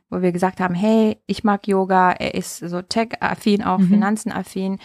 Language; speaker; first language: German; non-native, fluent; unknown